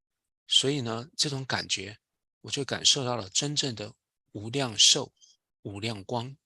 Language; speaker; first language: Chinese; native; Chinese